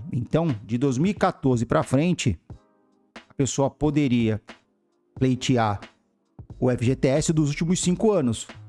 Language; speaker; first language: Portuguese; native; Portuguese